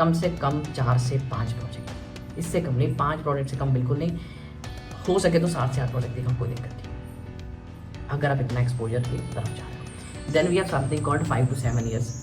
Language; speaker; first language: Hindi; native; Hindi